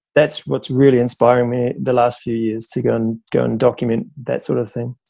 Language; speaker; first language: English; native; English